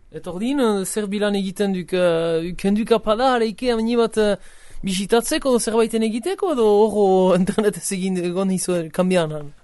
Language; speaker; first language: Basque; native; Basque